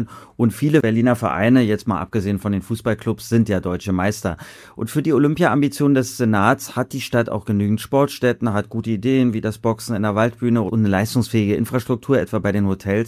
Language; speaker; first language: German; native; German